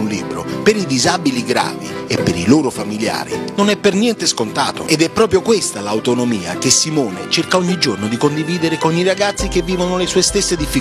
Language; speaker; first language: Italian; native; Italian